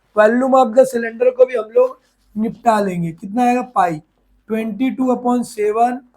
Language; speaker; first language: Hindi; non-native, local second language; Urdu